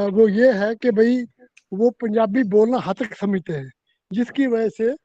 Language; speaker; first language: Hindi; non-native, local second language; Punjabi